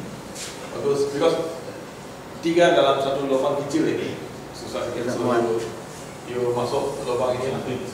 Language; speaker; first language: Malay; non-native, local second language; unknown